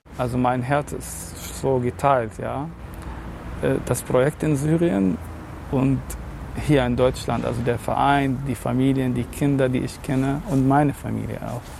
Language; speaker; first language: German; non-native, fluent; Arabic